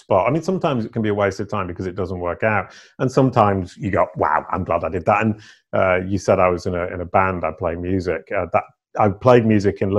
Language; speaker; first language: English; native; English